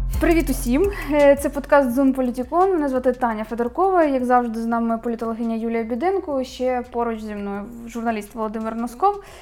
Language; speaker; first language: Ukrainian; native; Ukrainian